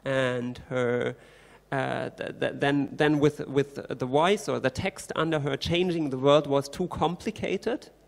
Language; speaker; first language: English; non-native, fluent; German